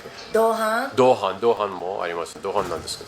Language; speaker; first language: Japanese; non-native, learner; English